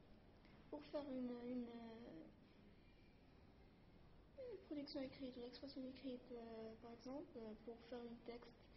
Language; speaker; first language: French; non-native, learner; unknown